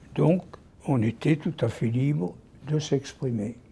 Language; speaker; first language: French; native; French